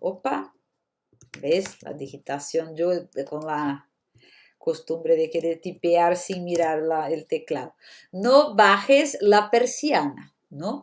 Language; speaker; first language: Spanish; non-native, fluent; Portuguese